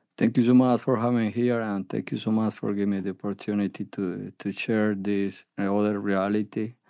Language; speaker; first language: English; non-native, fluent; Spanish